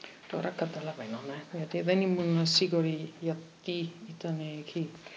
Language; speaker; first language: Greek; non-native, learner; German